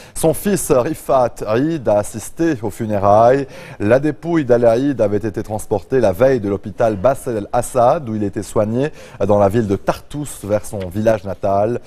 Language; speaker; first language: French; non-native, local second language; Arabic